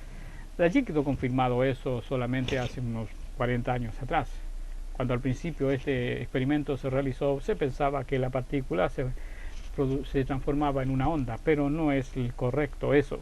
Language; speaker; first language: Spanish; native; Spanish